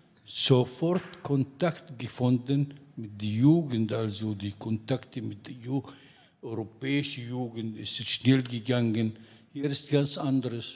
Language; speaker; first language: German; non-native, fluent; Arabic